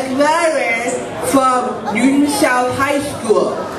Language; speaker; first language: English; native; English